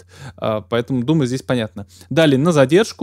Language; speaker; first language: Russian; native; Russian